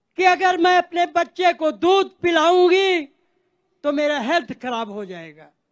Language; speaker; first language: Hindi; non-native, local second language; Telugu